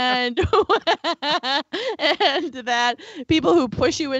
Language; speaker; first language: English; native; English